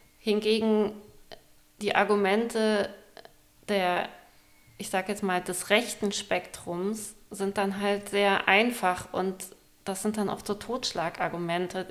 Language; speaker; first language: German; early bilingual, other home language; Persian